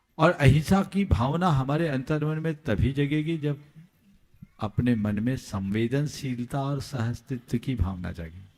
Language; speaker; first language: Hindi; native; Hindi